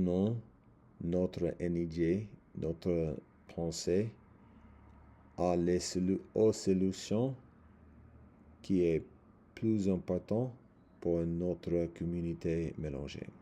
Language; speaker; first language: French; non-native, learner; English